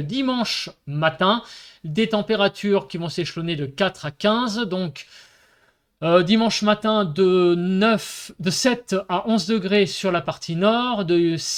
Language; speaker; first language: French; native; French